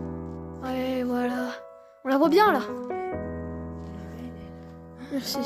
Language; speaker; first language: French; native; French